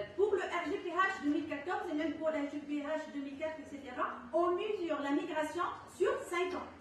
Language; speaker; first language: French; non-native, local second language; Arabic